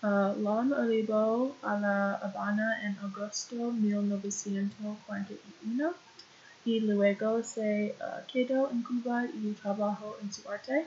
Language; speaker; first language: Spanish; non-native, learner; English